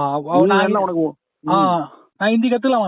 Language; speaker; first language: Tamil; native; Tamil